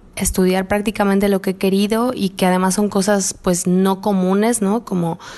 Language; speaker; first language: Spanish; native; Spanish